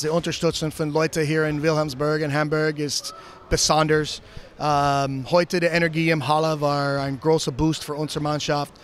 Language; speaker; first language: German; non-native, learner; English